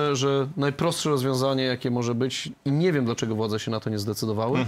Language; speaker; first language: Polish; native; Polish